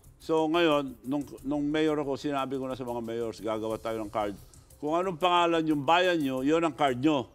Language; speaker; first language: Filipino; non-native, local second language; Iloko